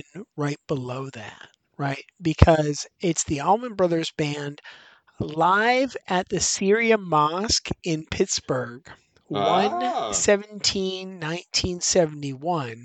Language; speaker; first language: English; native; English